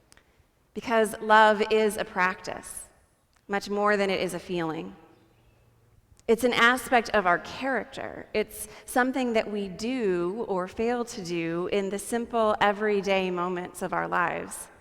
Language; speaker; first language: English; native; English